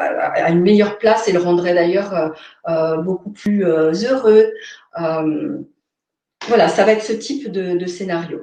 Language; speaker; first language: French; native; French